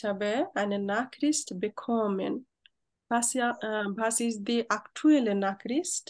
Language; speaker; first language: German; non-native, fluent; Bangla